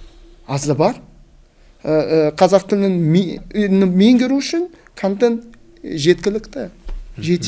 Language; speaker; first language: Kazakh; non-native, local second language; Russian